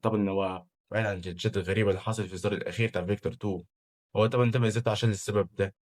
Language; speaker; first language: Arabic; native; Arabic